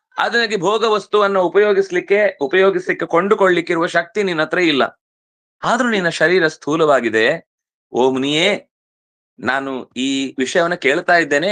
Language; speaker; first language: Kannada; non-native, local second language; Tulu